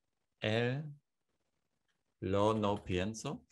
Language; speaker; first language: Spanish; non-native, learner; English